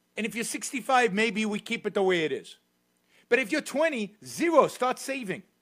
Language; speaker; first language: English; native; English